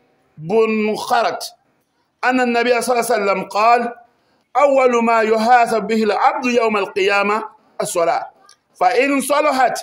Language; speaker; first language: Arabic; non-native, fluent; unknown